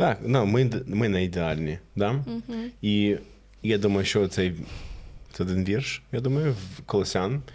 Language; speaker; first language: Ukrainian; non-native, fluent; English